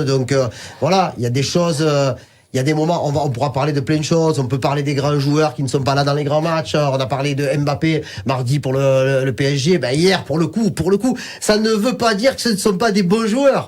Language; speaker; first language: French; native; French